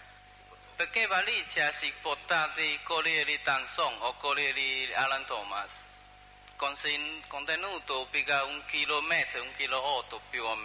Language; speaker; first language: Italian; non-native, learner; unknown